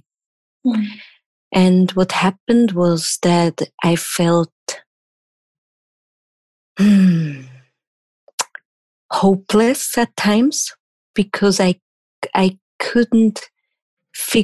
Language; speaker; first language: English; non-native, fluent; German